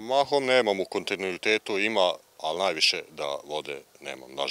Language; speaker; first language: Serbian; native; Serbian